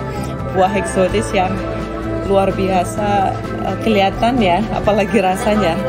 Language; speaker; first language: Indonesian; non-native, fluent; Russian